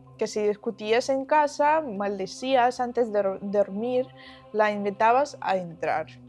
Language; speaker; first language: Spanish; non-native, fluent; Ukrainian